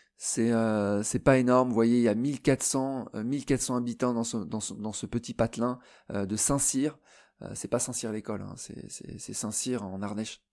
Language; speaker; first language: French; native; French